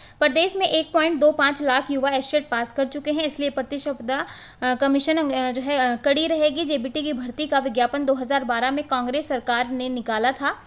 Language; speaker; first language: Hindi; native; Hindi